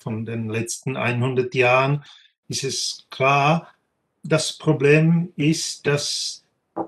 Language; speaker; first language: German; non-native, fluent; Czech